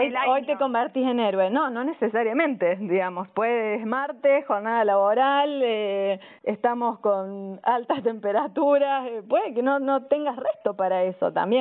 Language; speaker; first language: Spanish; native; Spanish